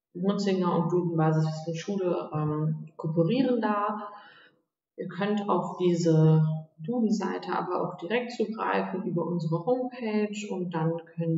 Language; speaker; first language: German; native; German